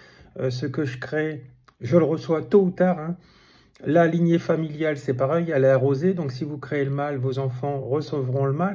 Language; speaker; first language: French; native; French